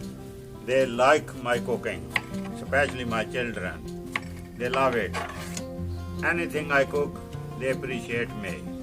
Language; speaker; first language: English; non-native, learner; Punjabi